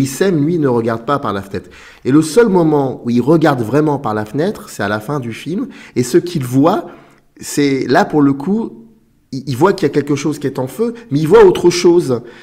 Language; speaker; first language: French; native; French